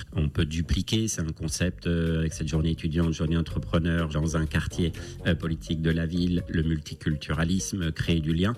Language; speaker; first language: French; native; French